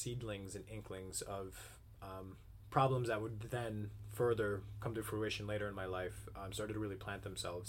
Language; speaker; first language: English; native; English